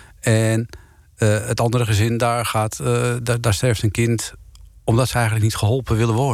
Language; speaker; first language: Dutch; native; Dutch